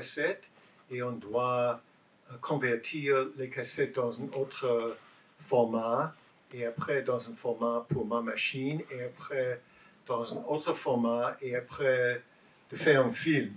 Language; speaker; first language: French; non-native, learner; English